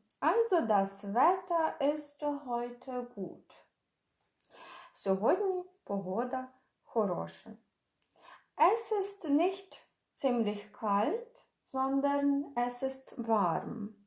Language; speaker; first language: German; non-native, fluent; Ukrainian